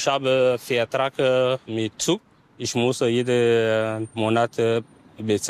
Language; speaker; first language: German; non-native, learner; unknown